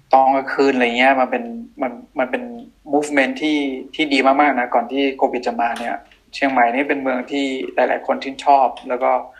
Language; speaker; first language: Thai; non-native, local second language; Akha